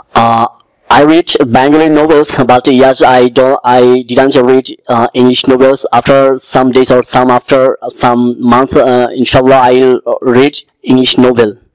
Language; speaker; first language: English; non-native, local second language; Bangla